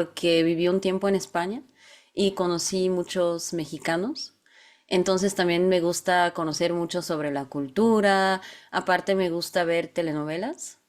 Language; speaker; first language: Spanish; non-native, fluent; Bulgarian